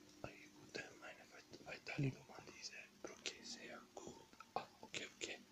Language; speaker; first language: German; non-native, learner; Bosnian